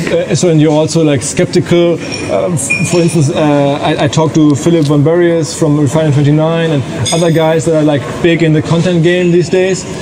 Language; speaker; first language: English; non-native, fluent; German